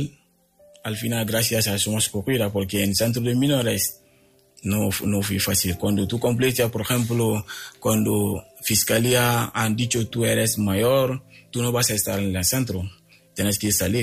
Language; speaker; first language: Spanish; non-native, fluent; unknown